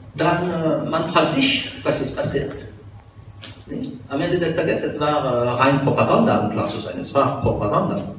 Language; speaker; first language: German; non-native, fluent; French